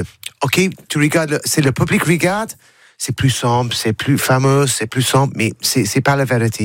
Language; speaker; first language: French; non-native, learner; English